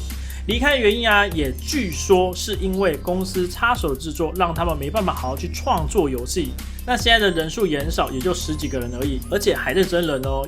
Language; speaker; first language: Chinese; native; Chinese